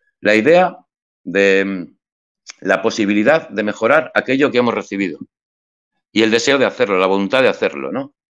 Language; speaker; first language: Spanish; native; Spanish